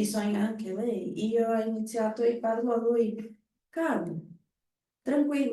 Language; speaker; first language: Italian; non-native, learner; Portuguese